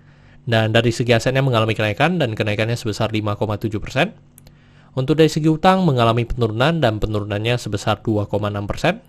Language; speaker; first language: Indonesian; native; Indonesian